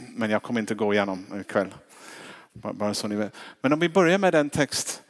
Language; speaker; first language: Swedish; non-native, fluent; English